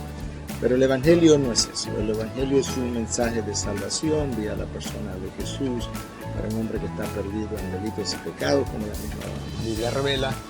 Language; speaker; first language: Spanish; native; Spanish